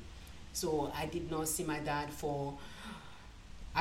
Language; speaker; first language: English; non-native, local second language; Krio